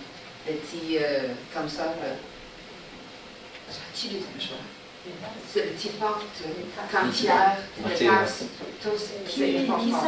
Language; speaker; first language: French; non-native, learner; Chinese